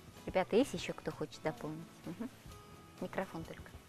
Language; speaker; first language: Russian; native; Russian